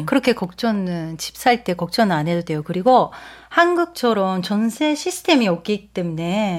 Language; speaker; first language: Korean; non-native, fluent; Japanese